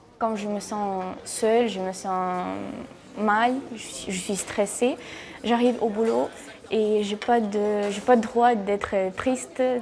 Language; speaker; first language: French; non-native, fluent; Ukrainian